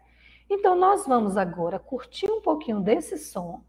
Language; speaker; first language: Portuguese; native; Portuguese